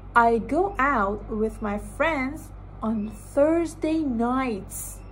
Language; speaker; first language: English; non-native, fluent; Persian